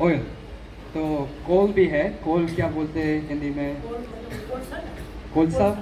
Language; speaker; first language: Hindi; non-native, learner; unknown